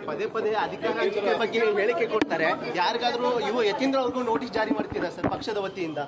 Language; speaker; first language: Kannada; native; Kannada